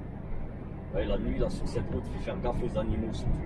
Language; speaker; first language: French; native; French